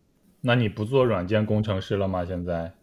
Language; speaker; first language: Chinese; native; Chinese